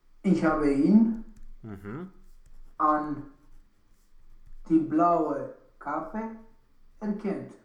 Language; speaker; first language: German; non-native, learner; Romanian